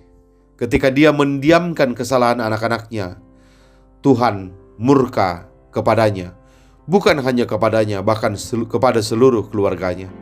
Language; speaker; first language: Indonesian; native; Indonesian